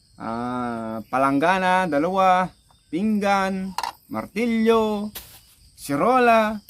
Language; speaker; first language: Filipino; non-native, local second language; Pampanga